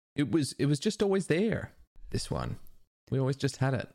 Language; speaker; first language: English; native; English